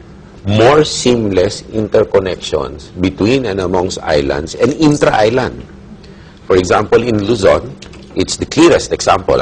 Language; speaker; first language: English; non-native, local second language; Filipino